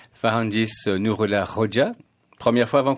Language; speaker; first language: French; native; French